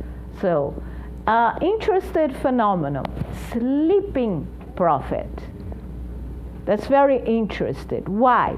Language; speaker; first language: English; non-native, fluent; Portuguese